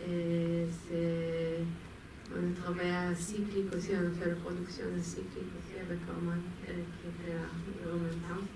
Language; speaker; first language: French; non-native, fluent; Hebrew